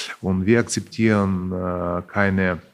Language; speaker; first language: German; non-native, fluent; Russian